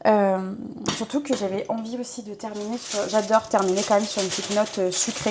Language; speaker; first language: French; native; French